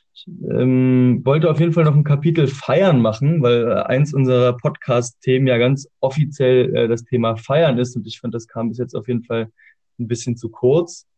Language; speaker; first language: German; native; German